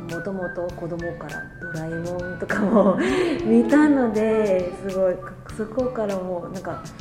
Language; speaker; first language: Japanese; non-native, learner; Vietnamese